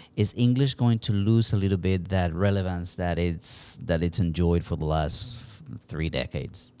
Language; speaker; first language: English; non-native, fluent; Spanish